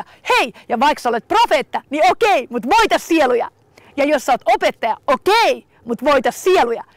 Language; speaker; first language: Finnish; native; Finnish